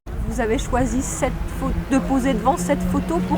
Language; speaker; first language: French; native; French